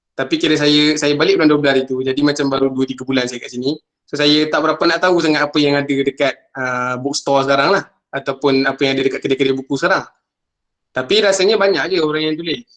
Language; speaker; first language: Malay; native; Malay